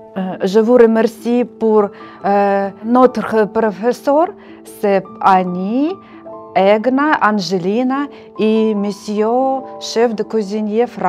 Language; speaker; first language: French; non-native, learner; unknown